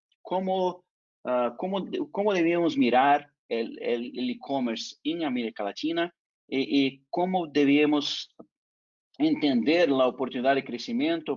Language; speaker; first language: Spanish; non-native, fluent; Portuguese